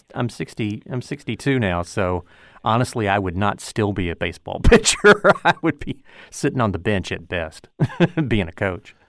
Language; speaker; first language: English; native; English